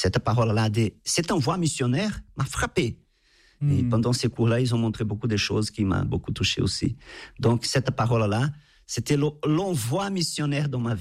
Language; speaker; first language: French; non-native, fluent; Portuguese